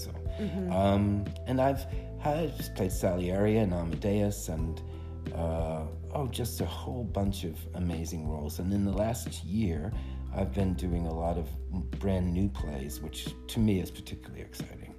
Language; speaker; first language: English; native; English